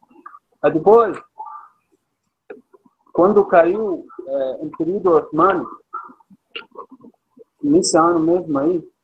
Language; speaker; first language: Portuguese; non-native, fluent; Arabic